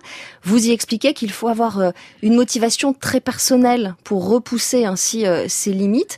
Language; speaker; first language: French; native; French